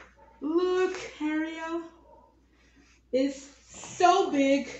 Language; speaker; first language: English; non-native, learner; Portuguese